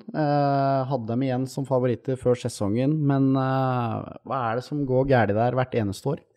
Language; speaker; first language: Norwegian; native; Norwegian